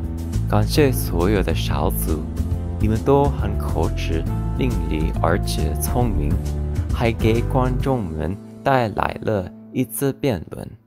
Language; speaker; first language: Chinese; non-native, learner; English